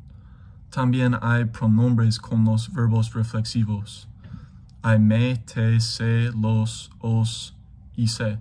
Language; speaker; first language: Spanish; non-native, learner; English